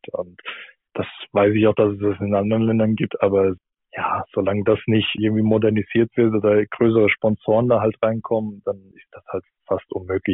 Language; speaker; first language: German; native; German